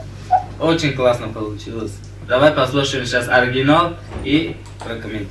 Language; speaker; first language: Russian; non-native, fluent; Tajik